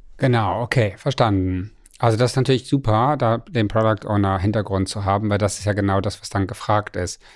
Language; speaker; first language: German; native; German